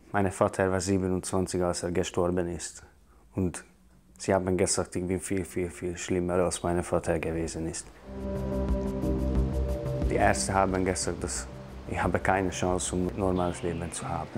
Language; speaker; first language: German; non-native, fluent; Hungarian